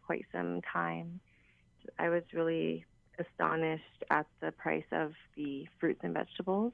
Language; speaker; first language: English; native; English